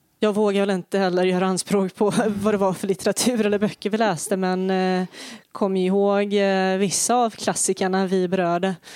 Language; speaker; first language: Swedish; early bilingual, other home language; Bosnian